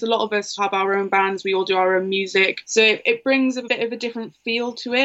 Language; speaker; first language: English; native; English